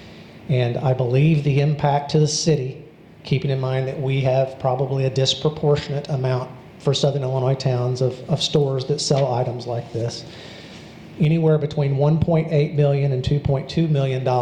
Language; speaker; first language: English; native; English